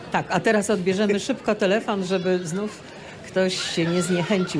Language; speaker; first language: Polish; native; Polish